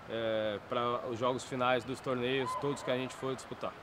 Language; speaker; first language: Portuguese; native; Portuguese